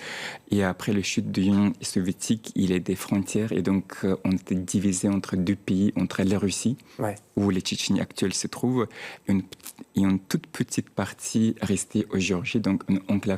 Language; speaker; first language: French; non-native, fluent; Chechen